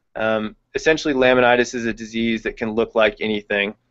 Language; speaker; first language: English; native; English